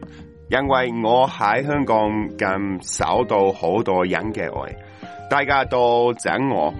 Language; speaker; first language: Cantonese; non-native, learner; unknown